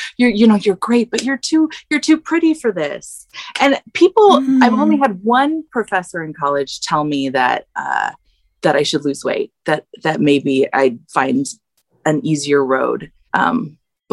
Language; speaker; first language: English; native; English